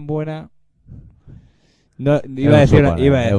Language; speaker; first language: Spanish; native; Spanish